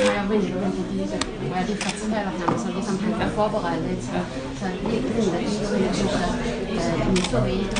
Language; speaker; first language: Danish; non-native, fluent; Chinese